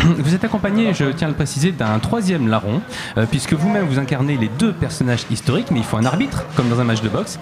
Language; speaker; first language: French; native; French